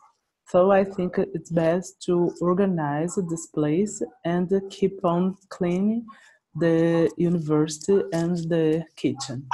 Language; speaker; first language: English; non-native, learner; Portuguese